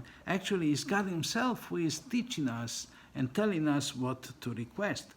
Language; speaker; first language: English; non-native, fluent; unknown